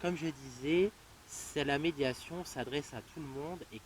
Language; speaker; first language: French; native; French